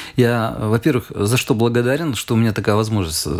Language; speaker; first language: Russian; native; Russian